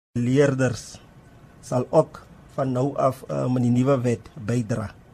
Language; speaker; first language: Afrikaans; non-native, local second language; Tswana